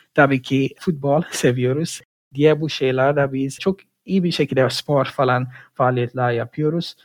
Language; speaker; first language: Turkish; non-native, fluent; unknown